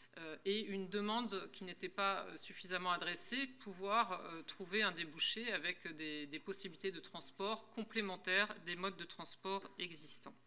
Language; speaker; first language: French; native; French